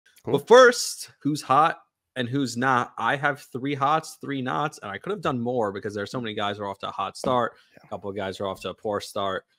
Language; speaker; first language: English; native; English